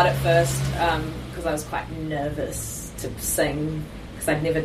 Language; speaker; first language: English; native; English